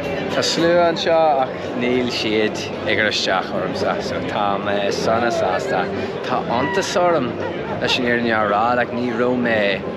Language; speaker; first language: Irish; non-native, local second language; English